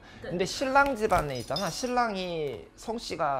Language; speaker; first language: Korean; native; Korean